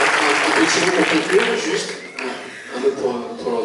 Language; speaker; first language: French; native; French